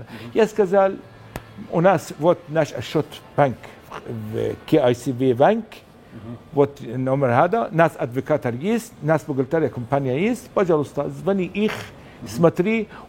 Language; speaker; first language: Russian; non-native, learner; Arabic